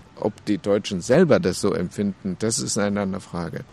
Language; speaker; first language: German; non-native, fluent; Chinese